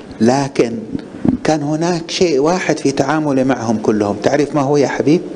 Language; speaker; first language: Arabic; native; Arabic